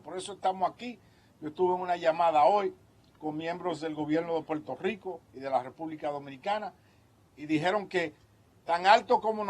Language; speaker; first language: Spanish; native; Spanish